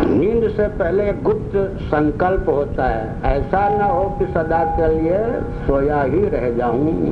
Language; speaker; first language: Hindi; non-native, local second language; Maithili